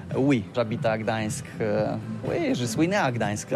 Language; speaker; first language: French; non-native, learner; Polish